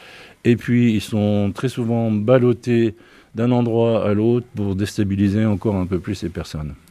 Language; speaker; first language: French; native; French